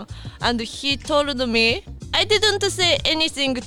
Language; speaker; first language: English; non-native, learner; Japanese